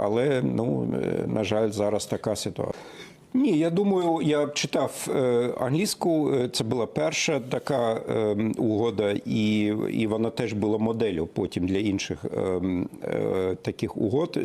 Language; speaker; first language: Ukrainian; non-native, fluent; German